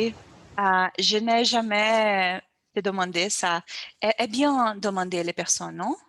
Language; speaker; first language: French; non-native, learner; Portuguese